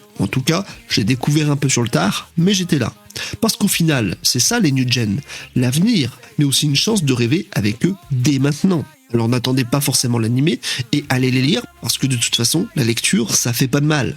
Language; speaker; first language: French; native; French